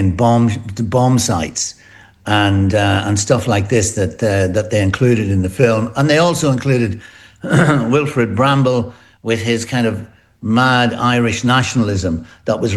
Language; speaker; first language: English; native; English